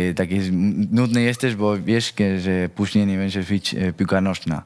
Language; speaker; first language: Polish; non-native, learner; Spanish